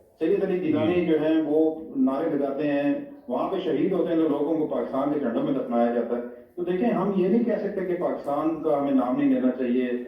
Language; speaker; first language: Urdu; non-native, local second language; Pahari-Potwari